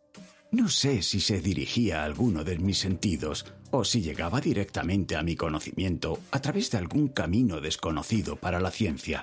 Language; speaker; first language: Spanish; native; Spanish